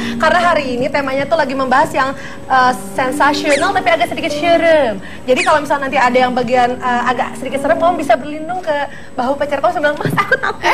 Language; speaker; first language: Indonesian; native; Indonesian